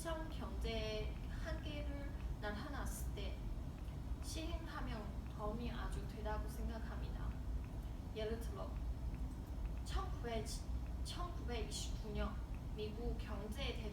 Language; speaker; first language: Korean; non-native, learner; Chinese